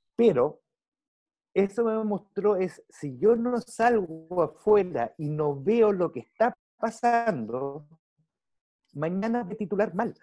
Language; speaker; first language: Spanish; early bilingual, heritage; Spanish